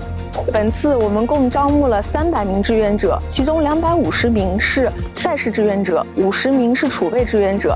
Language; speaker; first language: Chinese; native; Chinese